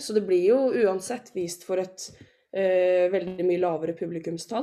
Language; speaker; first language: Norwegian; native; Norwegian